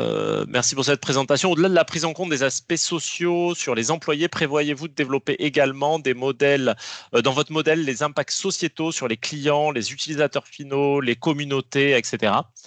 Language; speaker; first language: French; native; French